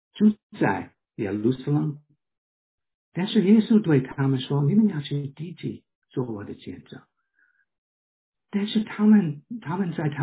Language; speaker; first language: Chinese; non-native, fluent; English